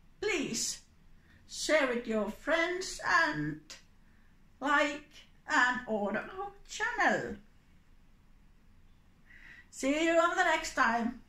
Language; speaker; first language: English; non-native, learner; Finnish